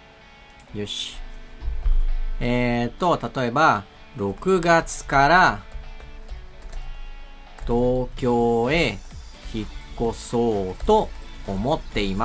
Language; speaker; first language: Japanese; non-native, fluent; Portuguese